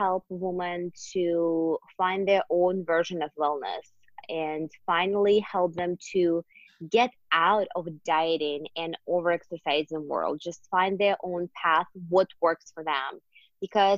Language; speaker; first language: English; non-native, fluent; Russian